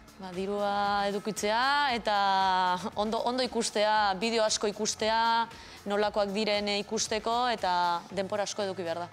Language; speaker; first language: Basque; native; Basque